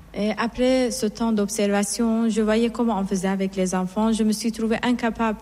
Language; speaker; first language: French; non-native, fluent; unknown